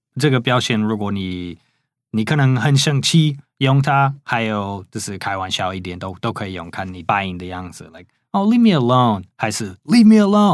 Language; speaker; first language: Chinese; non-native, fluent; English